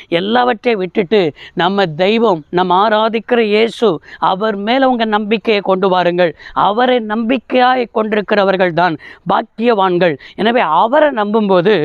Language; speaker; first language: Tamil; native; Tamil